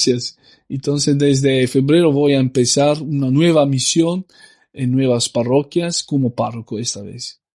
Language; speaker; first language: Spanish; non-native, fluent; Italian